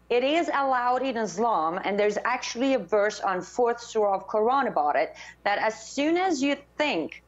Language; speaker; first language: English; non-native, fluent; Persian